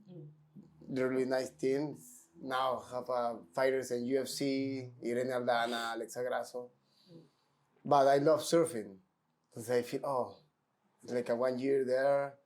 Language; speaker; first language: English; non-native, learner; Spanish